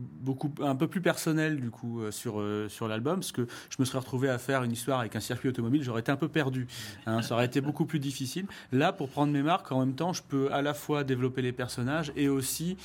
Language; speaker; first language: French; native; French